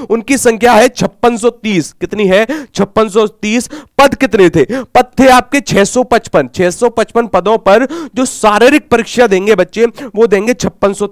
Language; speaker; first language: Hindi; native; Hindi